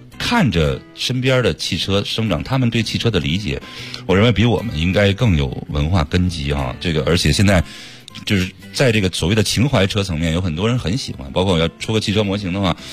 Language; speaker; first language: Chinese; native; Chinese